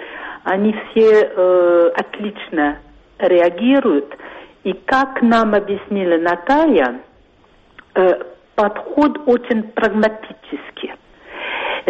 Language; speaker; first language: Russian; non-native, fluent; French